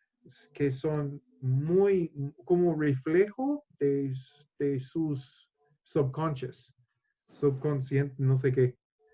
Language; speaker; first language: Spanish; non-native, learner; English